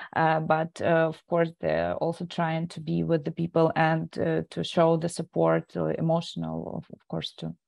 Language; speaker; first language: English; non-native, fluent; Ukrainian